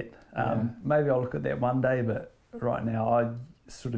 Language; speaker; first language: English; native; English